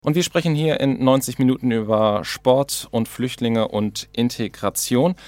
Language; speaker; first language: German; native; German